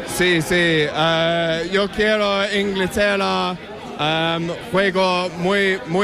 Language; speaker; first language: Spanish; non-native, learner; English